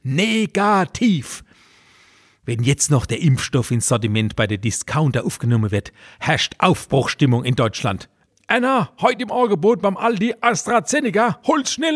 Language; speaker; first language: German; native; German